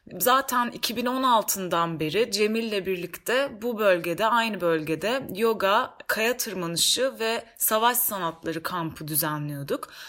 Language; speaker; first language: Turkish; native; Turkish